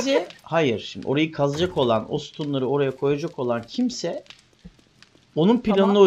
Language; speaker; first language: Turkish; native; Turkish